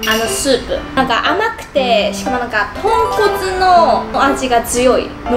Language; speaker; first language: Japanese; non-native, fluent; Chinese